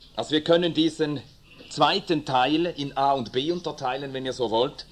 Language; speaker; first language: German; early bilingual, other home language; Swedish